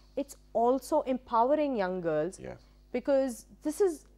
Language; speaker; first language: English; non-native, local second language; Urdu